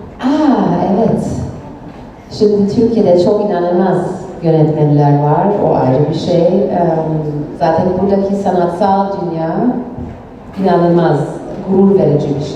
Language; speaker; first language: Turkish; early bilingual, heritage; Turkish